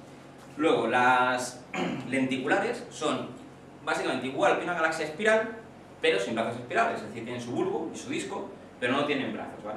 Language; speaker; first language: Spanish; native; Spanish